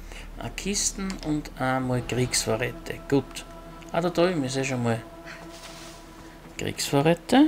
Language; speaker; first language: German; native; German